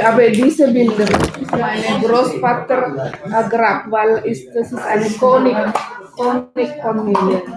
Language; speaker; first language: German; non-native, learner; Indonesian